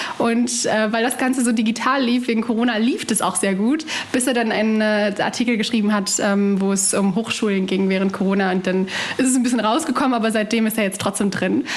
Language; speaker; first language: German; early bilingual, other home language; Arabic